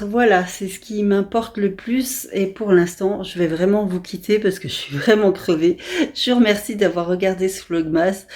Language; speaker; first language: French; native; French